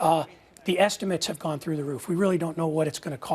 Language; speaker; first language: English; native; English